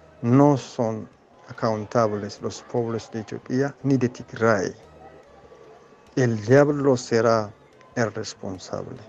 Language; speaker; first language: Spanish; non-native, learner; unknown